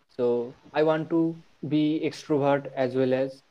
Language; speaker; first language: English; non-native, local second language; Bangla